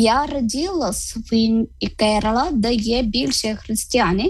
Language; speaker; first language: Ukrainian; non-native, learner; Malayalam